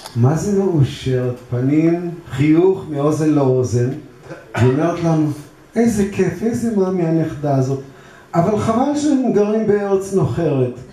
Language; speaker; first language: Hebrew; native; Hebrew